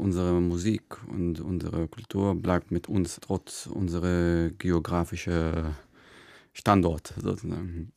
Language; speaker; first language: German; non-native, fluent; Arabic